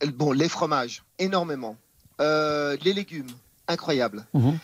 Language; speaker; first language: French; non-native, fluent; Dutch